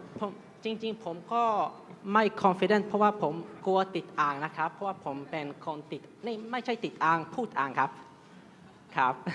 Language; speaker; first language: Thai; early bilingual, heritage; Thai